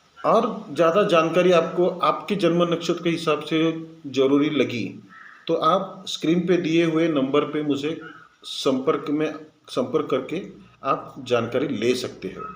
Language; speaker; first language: Hindi; non-native, local second language; Marathi